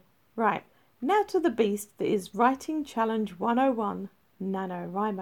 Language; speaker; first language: English; native; English